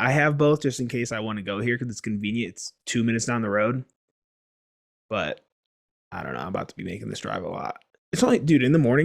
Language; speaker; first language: English; native; English